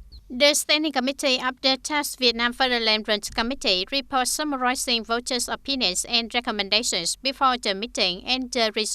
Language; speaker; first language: English; non-native, fluent; Vietnamese